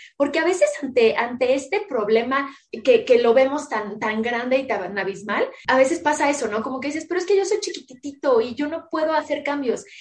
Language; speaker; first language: Spanish; native; Spanish